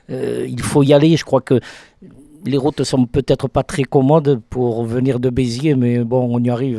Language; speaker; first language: French; native; French